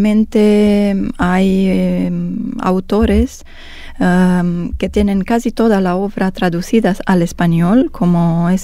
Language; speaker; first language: Spanish; non-native, fluent; Romanian